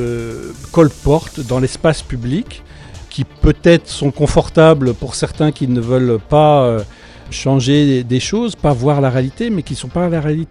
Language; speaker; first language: French; native; French